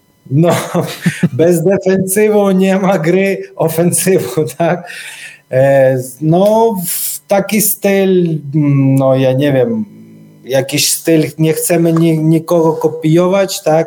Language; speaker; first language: Polish; non-native, learner; Ukrainian